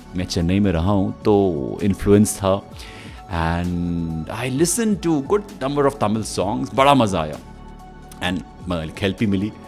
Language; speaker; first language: Hindi; native; Hindi